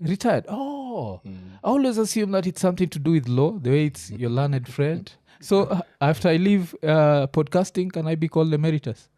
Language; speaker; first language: English; non-native, local second language; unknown